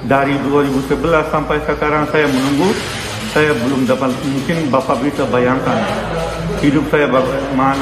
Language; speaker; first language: Indonesian; non-native, learner; Rohingya